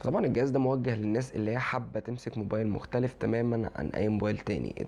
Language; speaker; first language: Arabic; native; Arabic